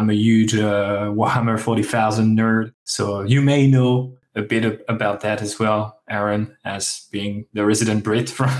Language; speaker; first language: English; non-native, fluent; French